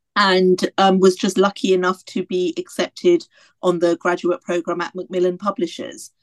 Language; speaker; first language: English; native; English